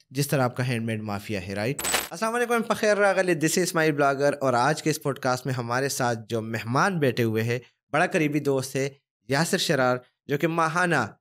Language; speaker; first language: Urdu; non-native, local second language; Pashto